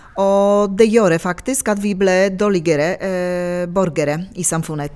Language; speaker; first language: Norwegian; non-native, local second language; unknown